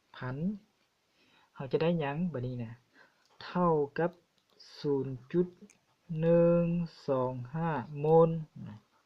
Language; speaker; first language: Lao; non-native, local second language; Hmong